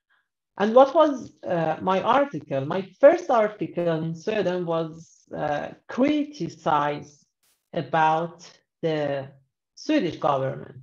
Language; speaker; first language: English; non-native, learner; Persian